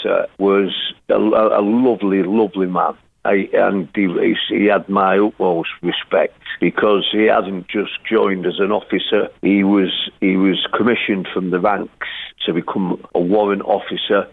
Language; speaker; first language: English; native; English